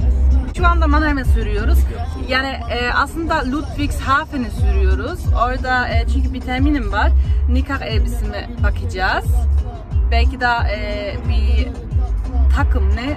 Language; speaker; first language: Turkish; non-native, learner; German